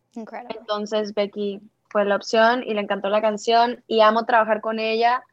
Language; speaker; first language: Spanish; native; Spanish